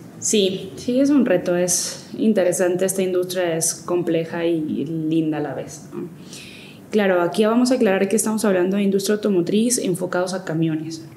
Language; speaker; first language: Spanish; native; Spanish